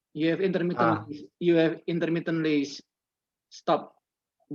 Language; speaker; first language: English; non-native, learner; Indonesian